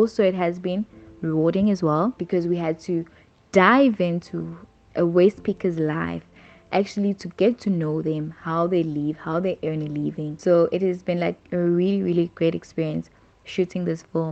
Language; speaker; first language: English; non-native, local second language; Zulu